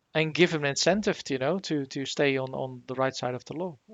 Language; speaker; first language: English; non-native, fluent; Dutch